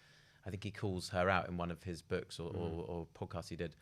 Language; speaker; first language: English; native; English